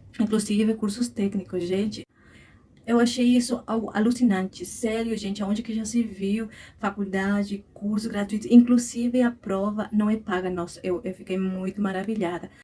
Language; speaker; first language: Portuguese; non-native, fluent; Spanish